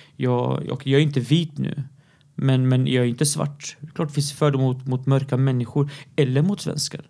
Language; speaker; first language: Swedish; early bilingual, other home language; Arabic